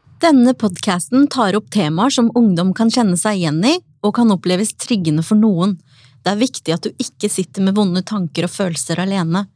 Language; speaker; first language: Norwegian; native; Norwegian